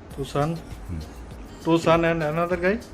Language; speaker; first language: English; non-native, learner; Bangla